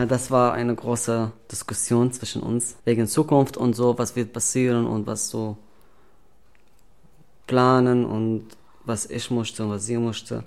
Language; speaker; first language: German; non-native, learner; Arabic